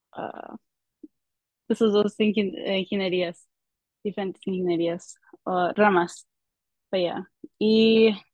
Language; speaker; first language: Spanish; early bilingual, heritage; Spanish